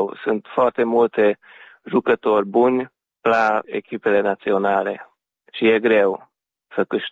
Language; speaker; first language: Romanian; early bilingual, heritage; Romanian